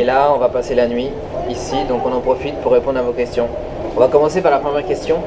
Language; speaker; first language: French; native; French